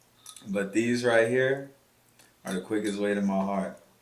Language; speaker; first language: English; native; English